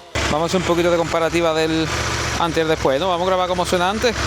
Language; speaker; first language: Spanish; native; Spanish